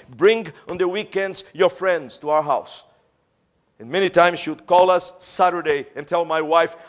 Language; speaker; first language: English; non-native, fluent; Portuguese